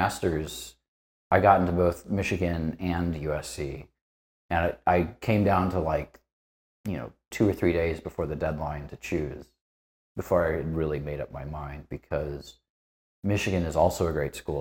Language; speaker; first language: English; native; English